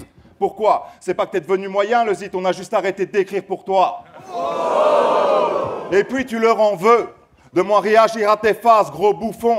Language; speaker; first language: French; native; French